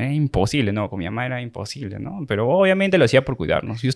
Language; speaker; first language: Spanish; native; Spanish